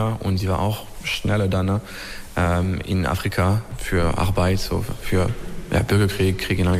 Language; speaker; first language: German; non-native, learner; French